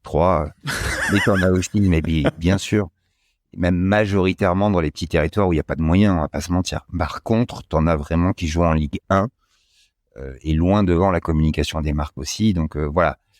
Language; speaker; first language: French; native; French